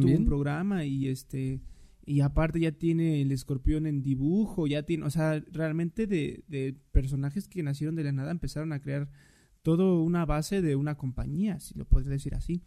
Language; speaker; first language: Spanish; native; Spanish